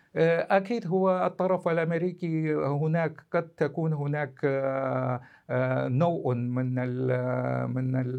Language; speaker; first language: Arabic; non-native, fluent; Russian